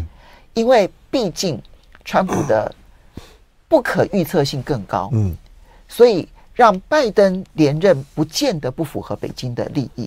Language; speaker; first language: Chinese; native; Chinese